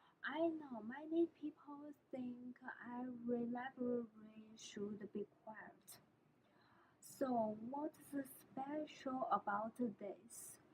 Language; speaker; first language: English; non-native, learner; Chinese